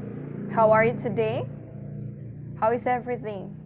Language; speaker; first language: English; non-native, fluent; Indonesian